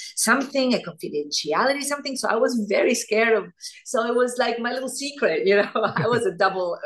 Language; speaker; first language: English; non-native, fluent; Italian